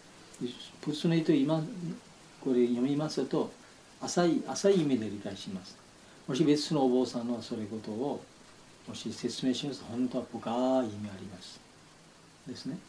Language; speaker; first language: Japanese; non-native, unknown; Bangla